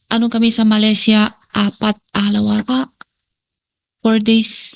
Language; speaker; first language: Filipino; non-native, learner; Chinese